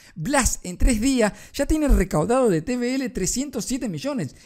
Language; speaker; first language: Spanish; native; Spanish